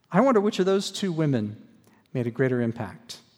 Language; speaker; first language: English; native; English